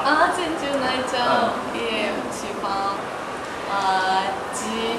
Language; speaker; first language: Chinese; non-native, learner; Japanese